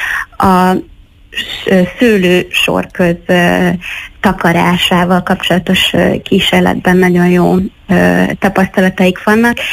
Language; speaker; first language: Hungarian; native; Hungarian